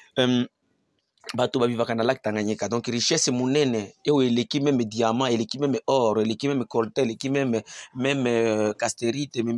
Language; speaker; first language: Lingala; non-native, local second language; Swahili